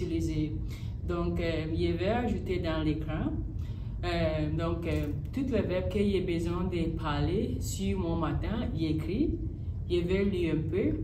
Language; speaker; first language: French; non-native, learner; English